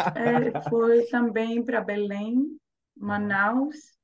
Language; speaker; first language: Portuguese; non-native, fluent; Greek